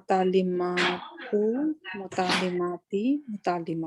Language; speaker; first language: Arabic; non-native, learner; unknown